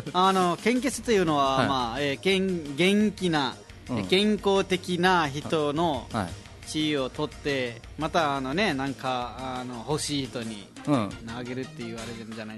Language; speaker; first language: Japanese; non-native, fluent; Nepali